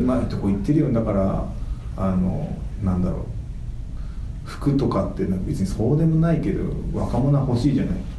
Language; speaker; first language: Japanese; native; Japanese